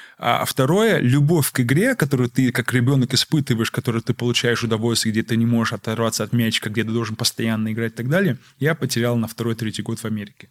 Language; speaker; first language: Russian; early bilingual, heritage; Russian